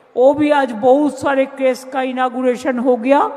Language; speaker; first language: Hindi; non-native, local second language; Bangla